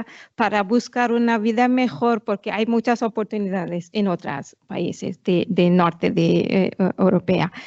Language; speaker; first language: Spanish; non-native, fluent; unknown